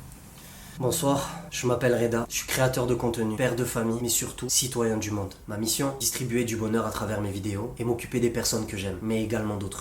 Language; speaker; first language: French; native; French